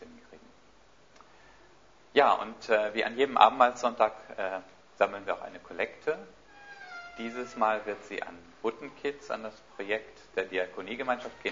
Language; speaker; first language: German; native; German